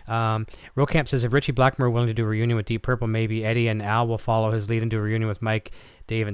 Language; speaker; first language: English; native; English